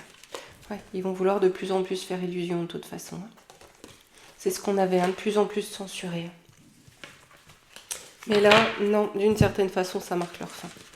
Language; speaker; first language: French; native; French